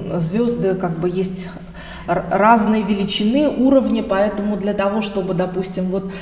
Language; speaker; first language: Russian; native; Russian